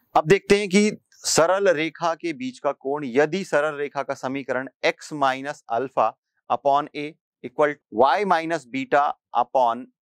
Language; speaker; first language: Hindi; native; Hindi